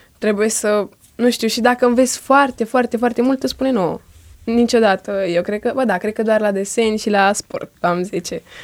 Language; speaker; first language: Romanian; early bilingual, heritage; Romanian